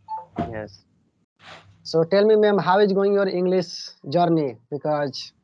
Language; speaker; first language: English; non-native, learner; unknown